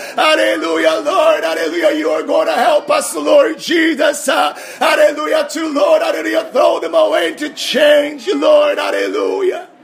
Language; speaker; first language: English; non-native, fluent; Japanese